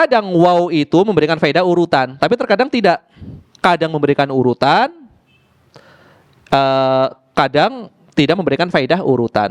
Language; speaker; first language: Indonesian; native; Indonesian